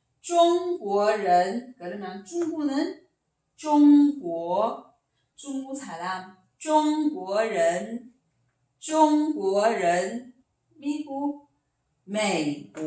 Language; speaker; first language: Korean; non-native, learner; Chinese